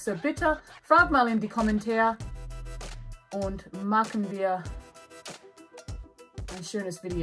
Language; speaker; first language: German; non-native, learner; English